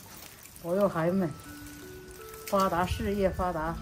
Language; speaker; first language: Chinese; native; Chinese